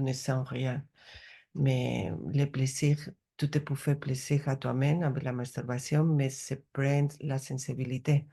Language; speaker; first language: French; non-native, learner; Spanish